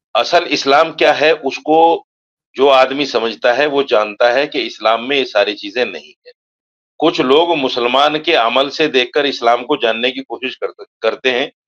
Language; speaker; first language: Hindi; native; Hindi